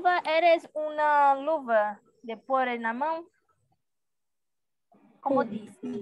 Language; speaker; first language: Spanish; non-native, learner; Portuguese